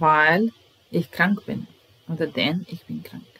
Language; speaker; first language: German; non-native, fluent; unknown